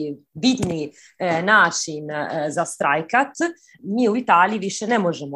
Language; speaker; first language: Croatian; early bilingual, heritage; Croatian